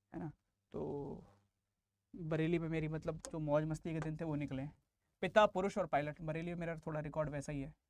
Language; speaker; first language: Hindi; native; Hindi